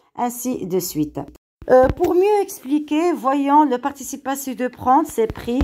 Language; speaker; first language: French; non-native, local second language; Arabic